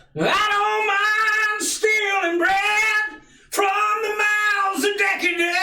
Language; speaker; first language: English; native; English